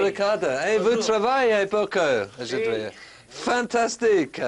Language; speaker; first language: French; non-native, learner; English